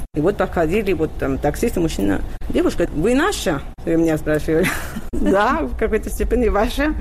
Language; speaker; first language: Russian; non-native, fluent; Catalan